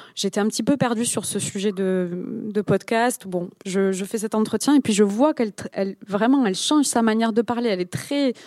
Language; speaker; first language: French; native; French